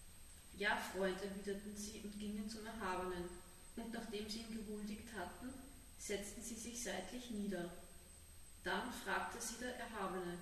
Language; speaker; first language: German; native; German